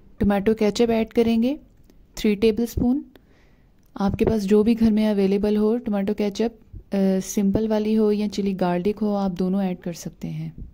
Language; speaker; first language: Hindi; native; Hindi